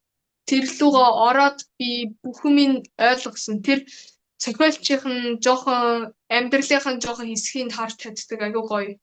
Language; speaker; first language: Mongolian; early bilingual, heritage; Mongolian